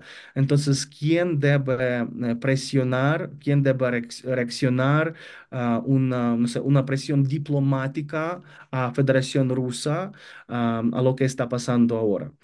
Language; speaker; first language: Spanish; non-native, fluent; Ukrainian